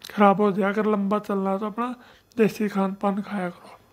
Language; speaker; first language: Hindi; native; Hindi